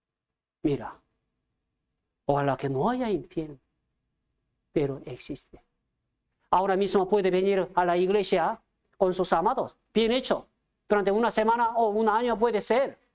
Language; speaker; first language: Spanish; non-native, fluent; Korean